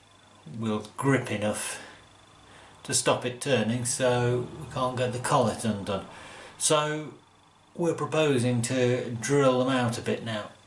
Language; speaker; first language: English; native; English